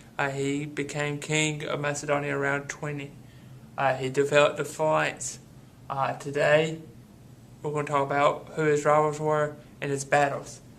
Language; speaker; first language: English; native; English